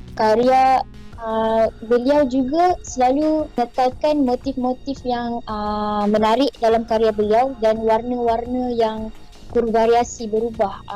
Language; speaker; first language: Malay; native; Malay